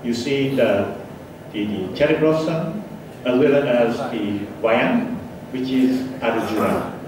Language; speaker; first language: English; non-native, fluent; Japanese